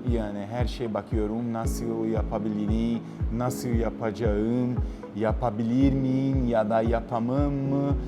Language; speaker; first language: Turkish; non-native, learner; Portuguese